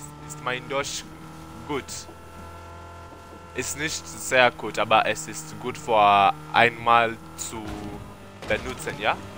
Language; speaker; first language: German; non-native, learner; Swahili